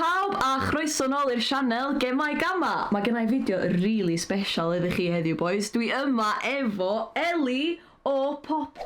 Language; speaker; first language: Welsh; native; Welsh